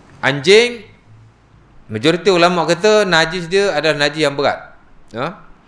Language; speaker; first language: Malay; native; Malay